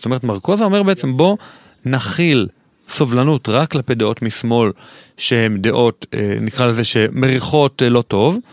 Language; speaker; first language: Hebrew; native; Hebrew